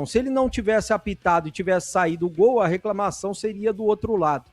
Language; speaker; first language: Portuguese; native; Portuguese